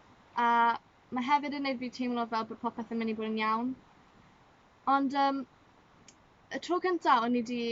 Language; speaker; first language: Welsh; non-native, local second language; English